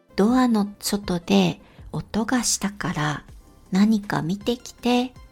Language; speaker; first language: Japanese; native; Japanese